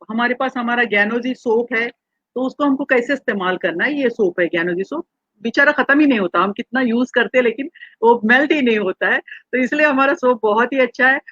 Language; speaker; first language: Hindi; non-native, local second language; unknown